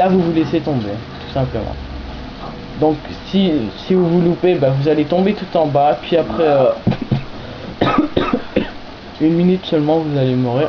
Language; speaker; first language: French; native; French